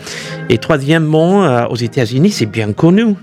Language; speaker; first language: French; non-native, fluent; English